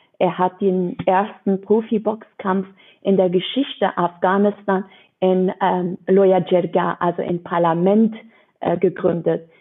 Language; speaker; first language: German; non-native, fluent; Persian